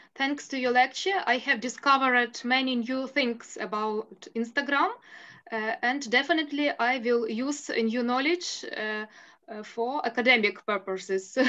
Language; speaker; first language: English; non-native, fluent; Ukrainian